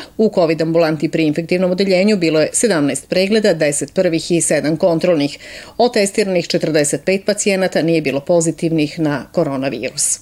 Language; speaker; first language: Serbian; native; Serbian